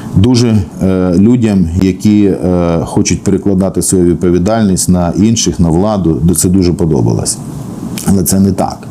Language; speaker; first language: Ukrainian; non-native, local second language; Russian